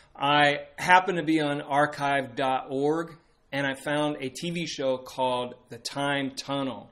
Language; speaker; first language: English; native; English